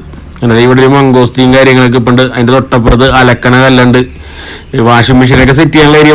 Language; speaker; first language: Malayalam; native; Malayalam